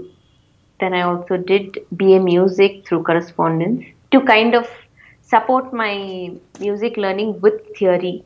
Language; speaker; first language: English; non-native, local second language; Tamil